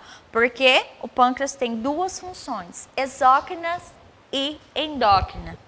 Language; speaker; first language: Portuguese; native; Portuguese